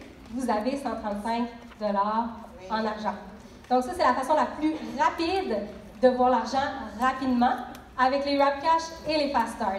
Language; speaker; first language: French; native; French